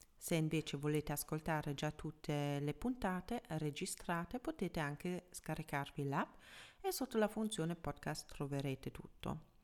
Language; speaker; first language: Italian; non-native, fluent; German